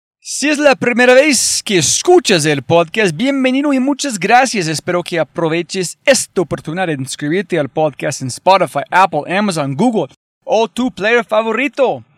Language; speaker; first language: Spanish; non-native, learner; English